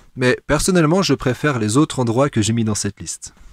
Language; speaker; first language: French; native; French